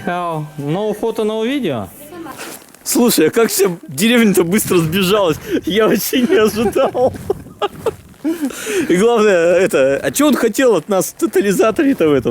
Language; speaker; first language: Russian; native; Russian